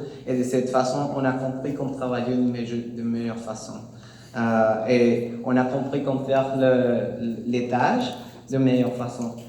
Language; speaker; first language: French; non-native, learner; Spanish